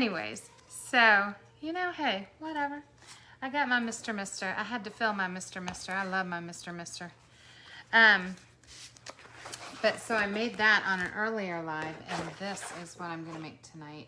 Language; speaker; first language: English; native; English